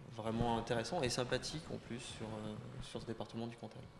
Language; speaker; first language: French; native; French